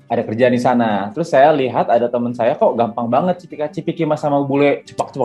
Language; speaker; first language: Indonesian; native; Indonesian